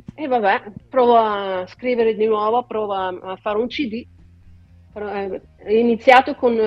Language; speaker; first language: Italian; non-native, fluent; Dutch